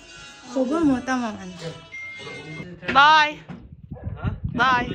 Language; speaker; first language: Turkish; non-native, learner; Filipino